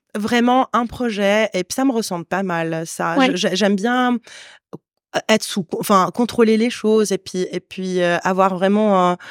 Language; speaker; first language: French; non-native, local second language; Arabic